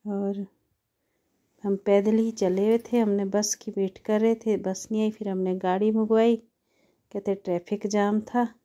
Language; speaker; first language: Hindi; native; Hindi